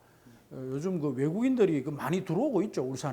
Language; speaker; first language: Korean; native; Korean